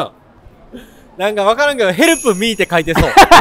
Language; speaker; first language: Japanese; native; Japanese